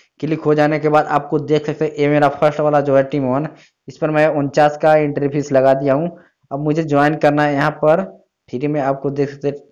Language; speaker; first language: Hindi; native; Hindi